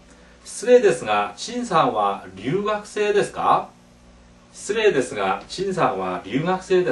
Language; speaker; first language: Japanese; non-native, fluent; Korean